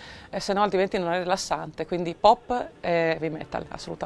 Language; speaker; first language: Italian; native; Italian